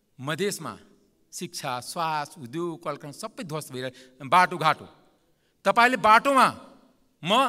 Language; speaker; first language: Nepali; non-native, local second language; Maithili